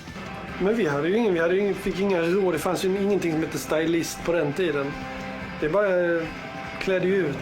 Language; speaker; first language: Swedish; native; Swedish